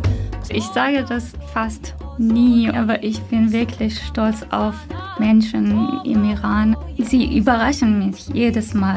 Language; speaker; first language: German; non-native, fluent; Persian